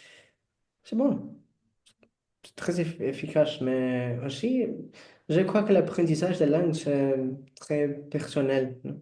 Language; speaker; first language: French; non-native, learner; Portuguese